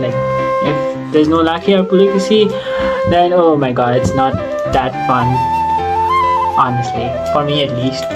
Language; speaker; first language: English; non-native, local second language; Nepali